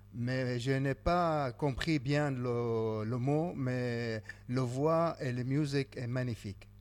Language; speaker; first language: French; non-native, learner; Arabic